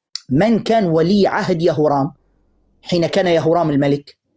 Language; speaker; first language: Arabic; native; Arabic